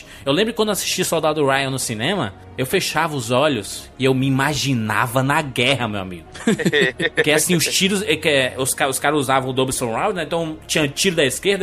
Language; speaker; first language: Portuguese; native; Portuguese